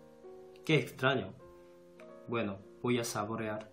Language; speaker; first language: Spanish; non-native, fluent; Korean